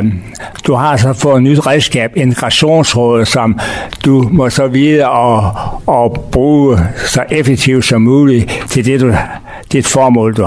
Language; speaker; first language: Danish; native; Danish